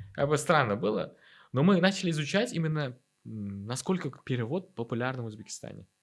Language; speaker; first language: Russian; non-native, local second language; Uzbek